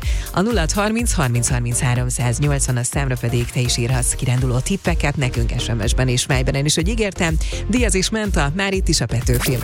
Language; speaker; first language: Hungarian; native; Hungarian